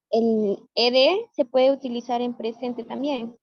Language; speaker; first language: Spanish; native; Spanish